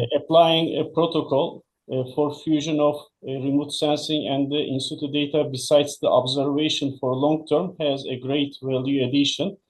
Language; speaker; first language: English; non-native, fluent; Turkish